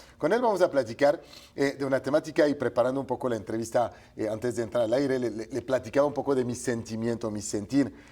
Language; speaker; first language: Spanish; non-native, fluent; French